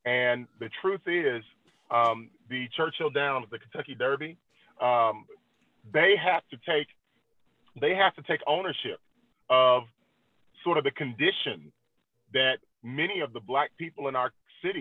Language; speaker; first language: English; native; English